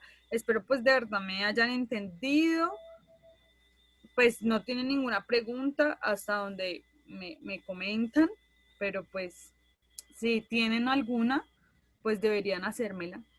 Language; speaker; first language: Spanish; native; Spanish